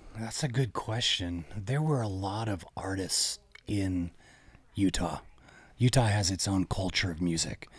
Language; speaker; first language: English; native; English